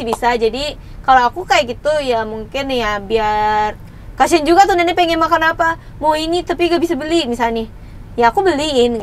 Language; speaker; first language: Indonesian; non-native, fluent; Japanese